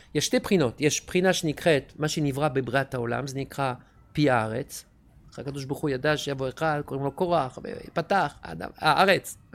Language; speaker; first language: Hebrew; non-native, fluent; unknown